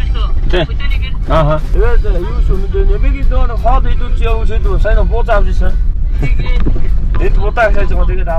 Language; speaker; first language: Korean; non-native, learner; Mongolian